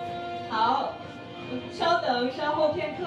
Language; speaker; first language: Chinese; native; Chinese